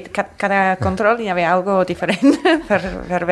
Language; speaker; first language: Catalan; non-native, learner; English